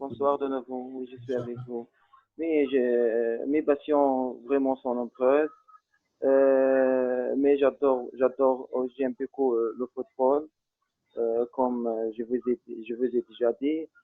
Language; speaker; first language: French; non-native, learner; Arabic